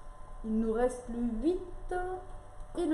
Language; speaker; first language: French; native; French